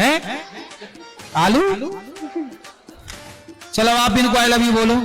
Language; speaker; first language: Hindi; native; Hindi